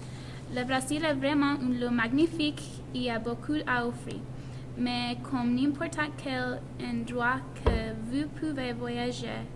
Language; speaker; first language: French; non-native, learner; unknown